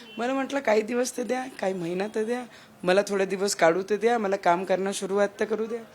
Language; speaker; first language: Marathi; non-native, local second language; Punjabi